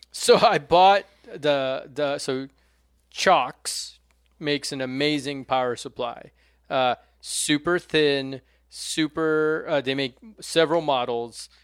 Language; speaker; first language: English; non-native, fluent; Portuguese